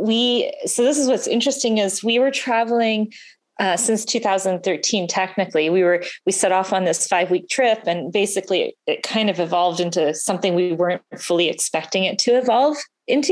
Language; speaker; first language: English; native; English